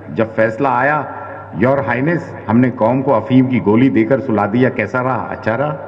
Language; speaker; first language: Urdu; native; Urdu